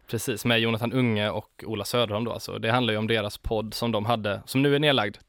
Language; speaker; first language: Swedish; native; Swedish